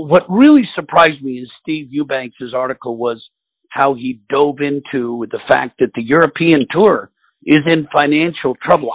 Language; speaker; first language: English; native; English